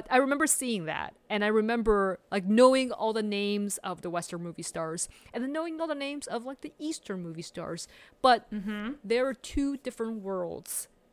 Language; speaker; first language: English; early bilingual, other home language; Chinese